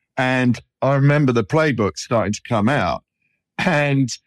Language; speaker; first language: English; native; English